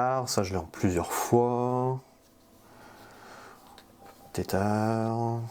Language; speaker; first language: French; native; French